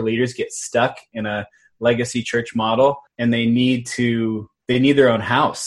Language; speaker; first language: English; native; English